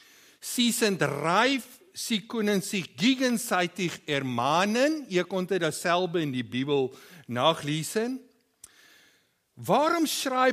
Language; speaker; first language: German; non-native, learner; Afrikaans